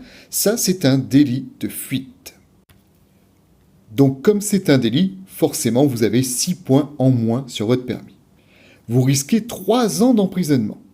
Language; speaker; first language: French; native; French